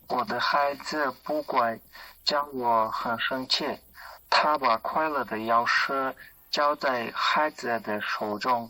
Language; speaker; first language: Chinese; non-native, learner; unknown